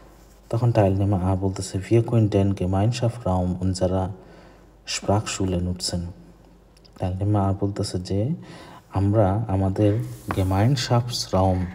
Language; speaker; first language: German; non-native, fluent; Bangla